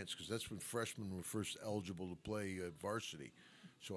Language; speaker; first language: English; native; English